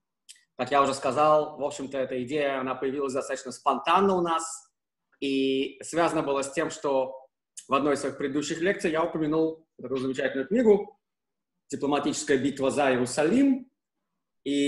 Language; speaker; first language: Russian; native; Russian